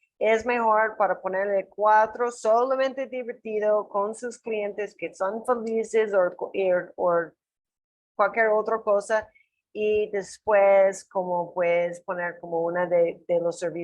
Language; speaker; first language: Spanish; non-native, learner; English